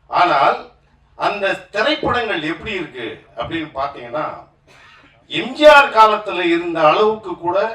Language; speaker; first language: Tamil; native; Tamil